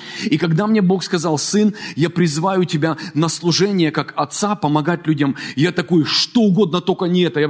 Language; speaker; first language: Russian; native; Russian